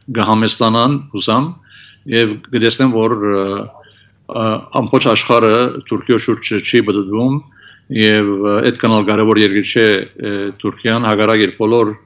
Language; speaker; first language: Armenian; early bilingual, heritage; Armenian